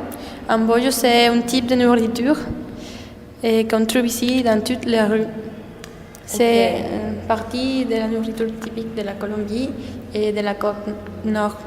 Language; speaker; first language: French; non-native, learner; Spanish